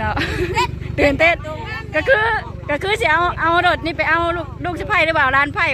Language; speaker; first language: Thai; non-native, local second language; Lao